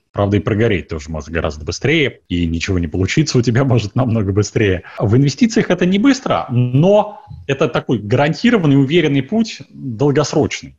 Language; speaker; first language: Russian; native; Russian